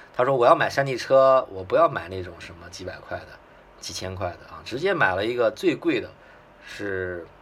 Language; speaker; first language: Chinese; native; Chinese